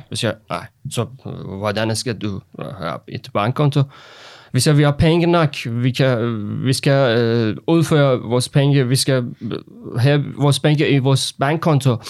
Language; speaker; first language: Danish; non-native, learner; Persian